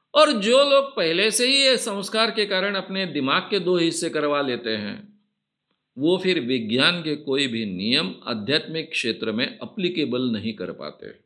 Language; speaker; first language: Hindi; non-native, local second language; Marathi